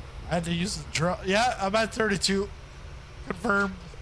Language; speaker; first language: English; native; English